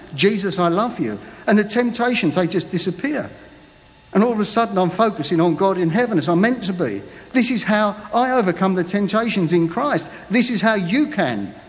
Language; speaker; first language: English; native; English